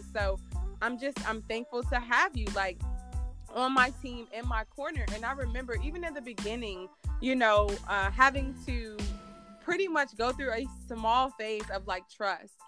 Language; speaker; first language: English; native; English